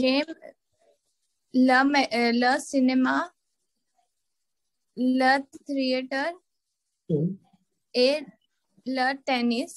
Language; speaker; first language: French; non-native, learner; Hindi